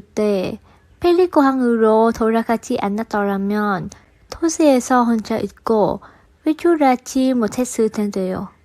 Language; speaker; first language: Korean; non-native, learner; Vietnamese